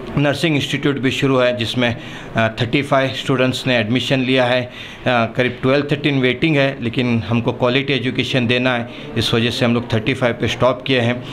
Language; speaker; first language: Hindi; non-native, local second language; Urdu